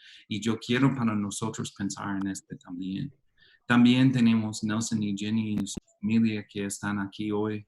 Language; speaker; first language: Spanish; non-native, fluent; English